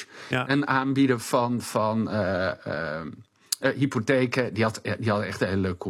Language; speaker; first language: Dutch; native; Dutch